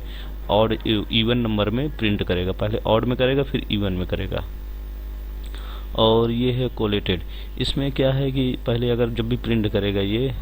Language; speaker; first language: Hindi; native; Hindi